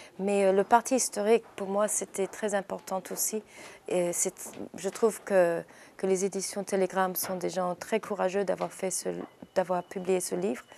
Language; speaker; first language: French; early bilingual, heritage; English